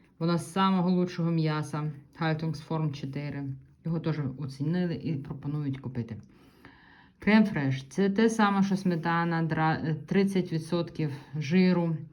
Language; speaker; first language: Ukrainian; native; Ukrainian